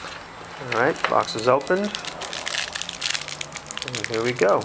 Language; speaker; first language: English; native; English